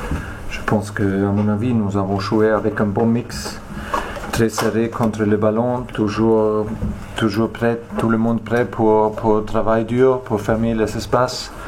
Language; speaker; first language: French; non-native, learner; German